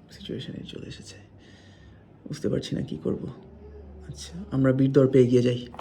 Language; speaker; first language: Bangla; native; Bangla